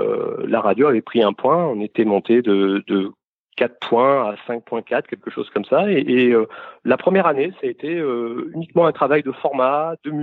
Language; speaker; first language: French; native; French